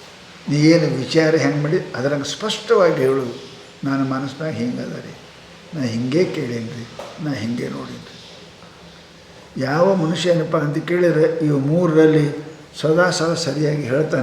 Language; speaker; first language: Kannada; native; Kannada